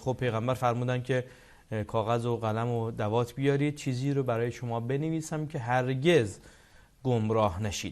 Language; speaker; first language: Persian; native; Persian